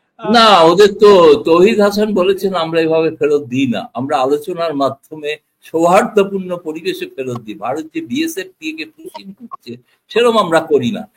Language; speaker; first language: Bangla; native; Bangla